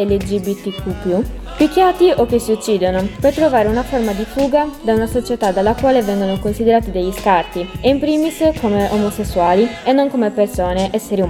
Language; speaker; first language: Italian; native; Italian